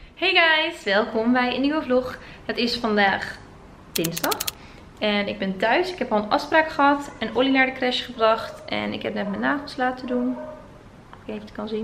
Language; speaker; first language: Dutch; native; Dutch